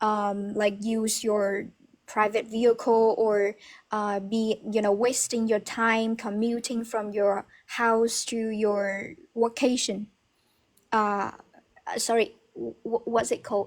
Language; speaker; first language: English; non-native, fluent; Vietnamese